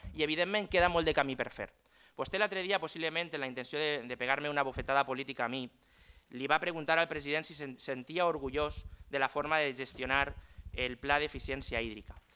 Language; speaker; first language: Catalan; native; Catalan